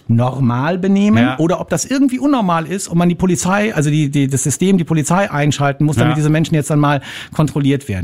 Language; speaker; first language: German; native; German